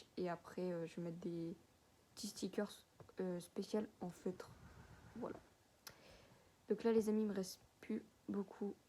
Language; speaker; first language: French; native; French